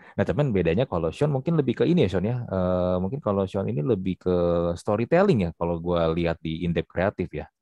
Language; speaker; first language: Indonesian; native; Indonesian